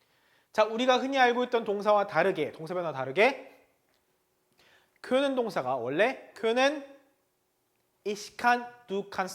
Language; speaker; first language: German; non-native, fluent; Korean